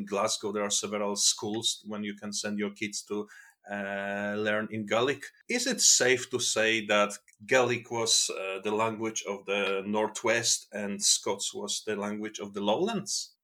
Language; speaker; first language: English; non-native, fluent; Polish